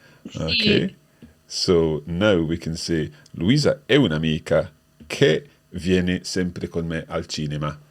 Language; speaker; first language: Italian; non-native, fluent; English